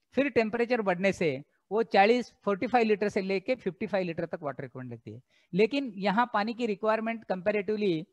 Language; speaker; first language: Hindi; non-native, local second language; Marathi